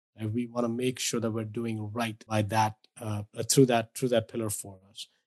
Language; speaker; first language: English; non-native, local second language; Hindi